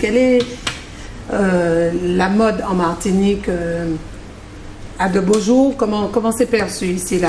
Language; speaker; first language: French; native; French